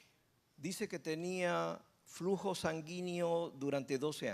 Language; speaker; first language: Spanish; native; Spanish